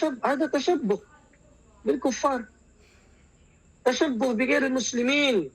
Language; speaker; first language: Arabic; non-native, fluent; Filipino